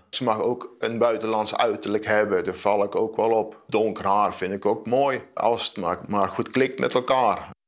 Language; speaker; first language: Dutch; native; Dutch